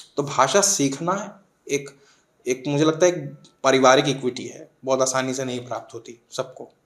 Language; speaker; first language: Hindi; non-native, local second language; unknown